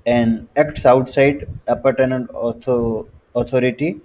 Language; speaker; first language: English; non-native, local second language; Gujarati